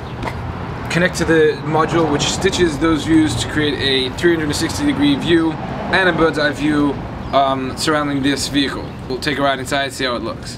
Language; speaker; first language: English; native; English